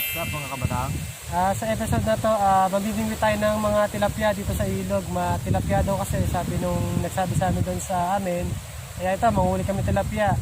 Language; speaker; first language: Filipino; native; Filipino